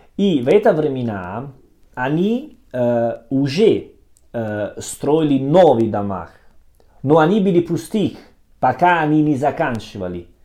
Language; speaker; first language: Russian; non-native, learner; Italian